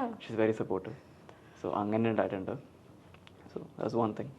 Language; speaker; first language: Malayalam; early bilingual, heritage; Malayalam